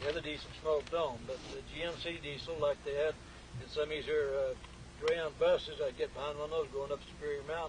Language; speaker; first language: English; native; English